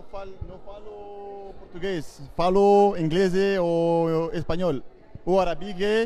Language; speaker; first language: Portuguese; non-native, learner; French